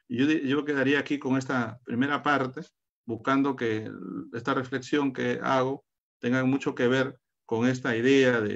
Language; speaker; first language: Spanish; native; Spanish